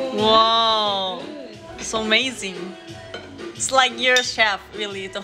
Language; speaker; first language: English; non-native, learner; Korean